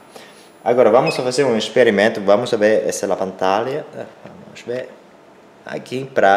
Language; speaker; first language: Portuguese; non-native, learner; Spanish